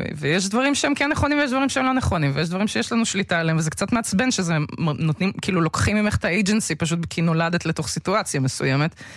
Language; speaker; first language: Hebrew; early bilingual, other home language; Russian